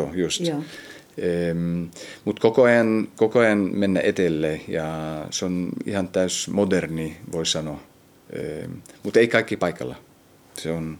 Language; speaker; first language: Finnish; early bilingual, heritage; Finnish